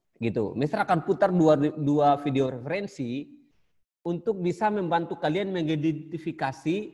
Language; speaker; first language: Indonesian; native; Indonesian